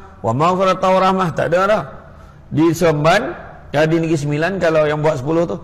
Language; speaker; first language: Malay; native; Malay